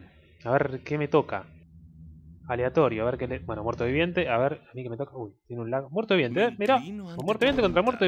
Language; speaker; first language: Spanish; native; Spanish